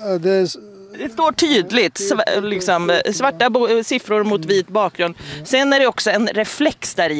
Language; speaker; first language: Swedish; native; Swedish